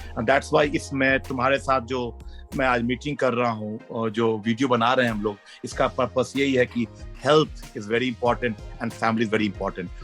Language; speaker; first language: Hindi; native; Hindi